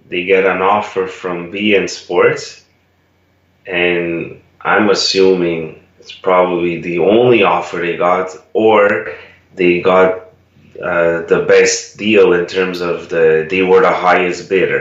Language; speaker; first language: English; non-native, fluent; Italian